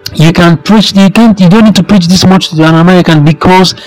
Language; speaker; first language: English; non-native, local second language; Yoruba